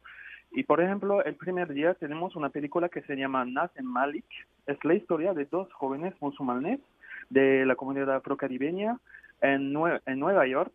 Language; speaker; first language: Spanish; non-native, fluent; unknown